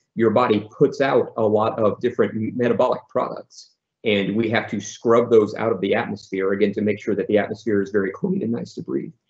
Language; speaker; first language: English; native; English